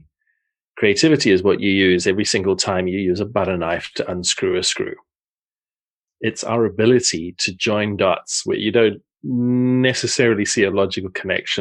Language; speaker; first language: English; native; English